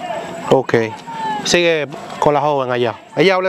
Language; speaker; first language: Spanish; native; Spanish